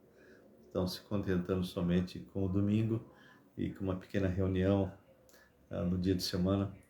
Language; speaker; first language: Portuguese; native; Portuguese